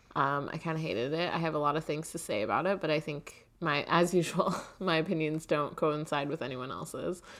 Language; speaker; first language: English; native; English